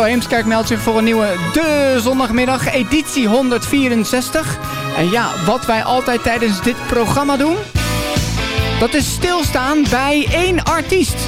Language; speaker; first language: Dutch; native; Dutch